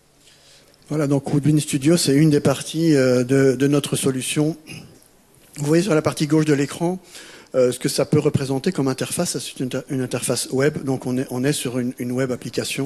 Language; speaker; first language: French; native; French